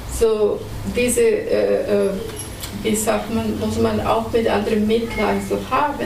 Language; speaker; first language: German; non-native, fluent; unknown